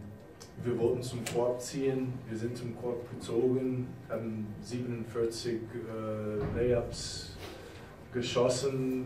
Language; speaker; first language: German; non-native, fluent; English